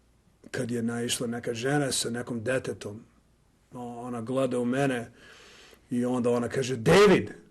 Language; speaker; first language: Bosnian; non-native, learner; English